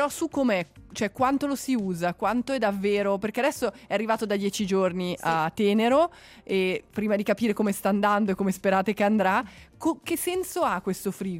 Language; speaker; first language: Italian; native; Italian